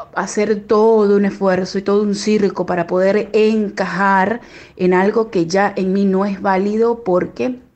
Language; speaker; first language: Spanish; native; Spanish